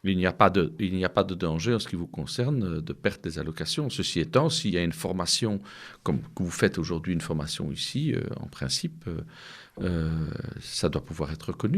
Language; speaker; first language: French; native; French